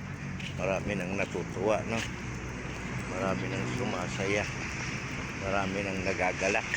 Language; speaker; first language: Filipino; native; Filipino